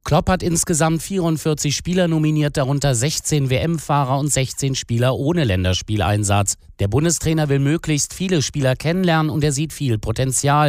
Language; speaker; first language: German; native; German